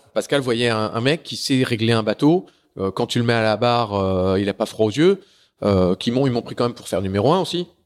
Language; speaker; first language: French; native; French